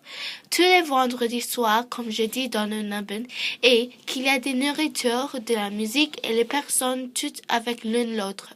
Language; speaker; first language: French; non-native, learner; English